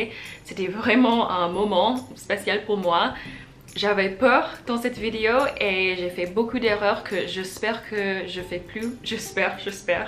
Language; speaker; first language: French; non-native, fluent; English